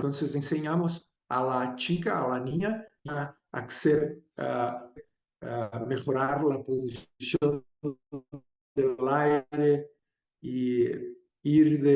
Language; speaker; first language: Spanish; non-native, fluent; Portuguese